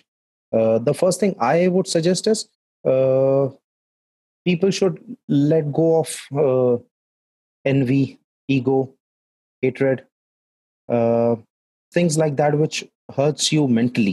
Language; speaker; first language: English; non-native, local second language; Hindi